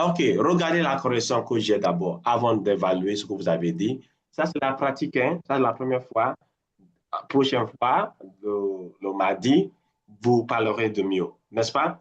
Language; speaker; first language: French; non-native, fluent; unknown